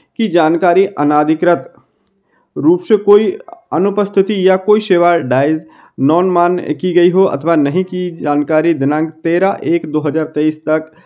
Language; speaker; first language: Hindi; native; Hindi